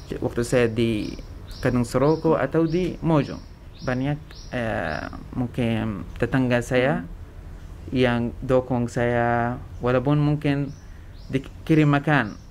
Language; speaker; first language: Indonesian; non-native, fluent; Arabic